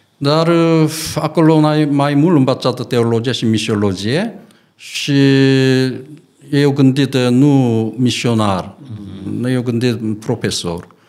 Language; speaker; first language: Romanian; non-native, learner; Korean